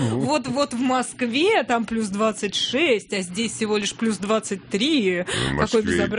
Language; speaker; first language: Russian; native; Russian